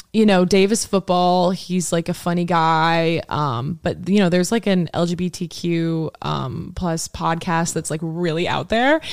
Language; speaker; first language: English; native; English